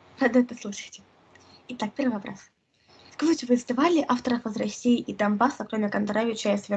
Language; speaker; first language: Russian; native; Russian